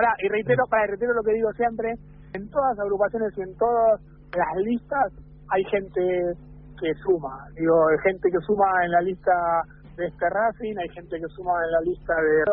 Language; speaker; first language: Spanish; native; Spanish